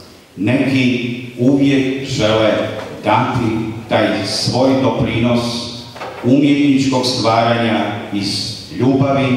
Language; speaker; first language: Croatian; native; Croatian